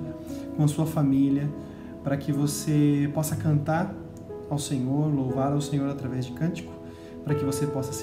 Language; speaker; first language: Portuguese; native; Portuguese